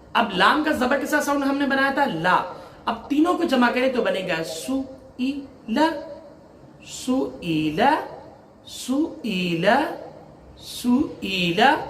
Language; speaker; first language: Urdu; native; Urdu